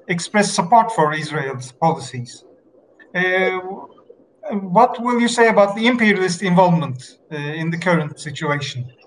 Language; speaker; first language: English; non-native, fluent; Turkish